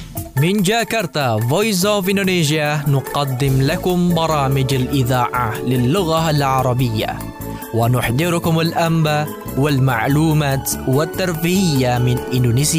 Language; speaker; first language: Arabic; non-native, fluent; Indonesian